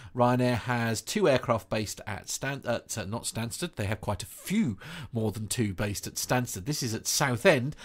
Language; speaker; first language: English; native; English